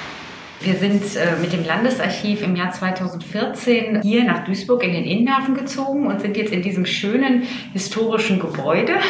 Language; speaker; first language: German; native; German